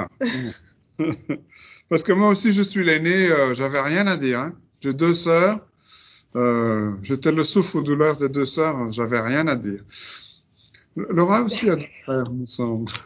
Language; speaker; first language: French; non-native, fluent; Dutch